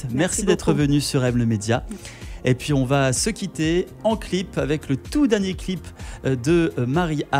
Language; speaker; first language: French; native; French